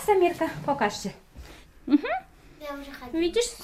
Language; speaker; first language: Polish; non-native, learner; Chechen